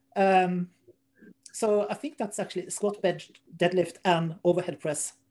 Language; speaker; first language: English; non-native, fluent; Norwegian